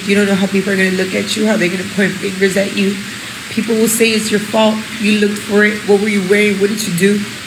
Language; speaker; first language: English; early bilingual, other home language; Spanish